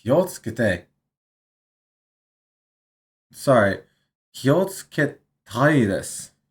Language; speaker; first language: Japanese; non-native, learner; English